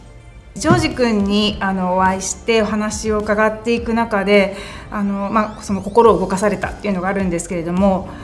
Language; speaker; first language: Japanese; native; Japanese